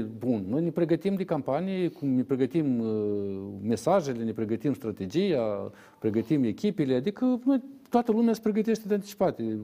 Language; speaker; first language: Romanian; native; Romanian